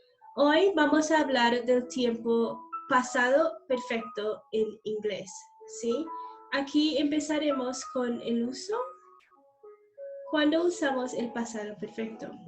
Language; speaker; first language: Spanish; non-native, fluent; English